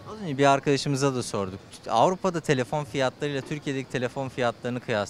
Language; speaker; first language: Turkish; native; Turkish